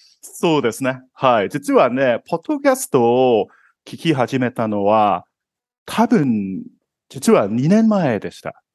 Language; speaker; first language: Japanese; non-native, fluent; Cantonese